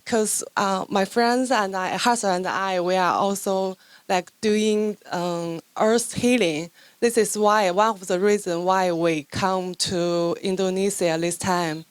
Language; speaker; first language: English; non-native, fluent; Chinese